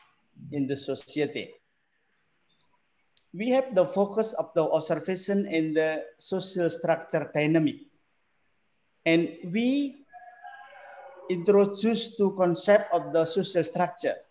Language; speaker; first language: English; non-native, learner; Indonesian